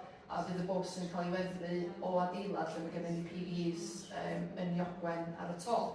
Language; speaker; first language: Welsh; native; Welsh